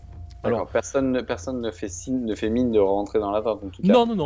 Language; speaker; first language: French; native; French